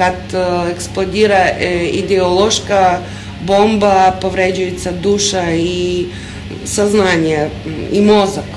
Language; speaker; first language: Russian; non-native, fluent; Serbian